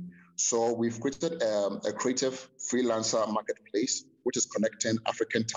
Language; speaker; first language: English; non-native, local second language; Akan